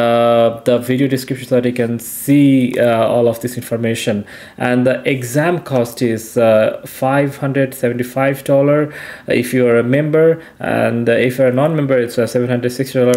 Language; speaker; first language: English; non-native, local second language; Bangla